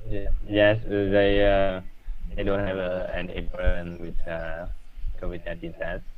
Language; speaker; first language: English; non-native, learner; Vietnamese